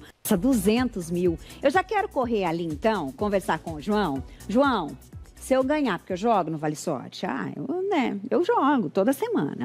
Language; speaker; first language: Portuguese; native; Portuguese